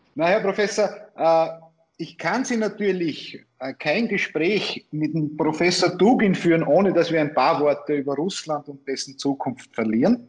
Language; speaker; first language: German; native; German